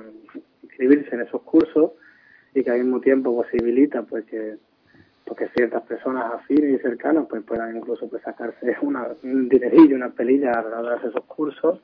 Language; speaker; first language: Spanish; native; Spanish